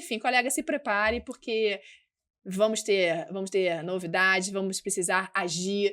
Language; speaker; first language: Portuguese; native; Portuguese